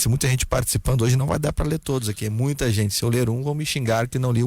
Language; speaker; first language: Portuguese; native; Portuguese